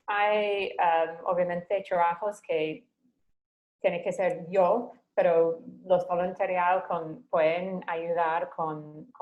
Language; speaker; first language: Spanish; non-native, fluent; English